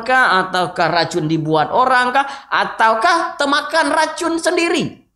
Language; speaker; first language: Indonesian; non-native, local second language; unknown